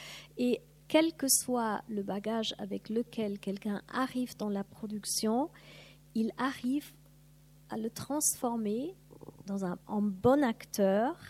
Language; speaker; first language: French; non-native, fluent; German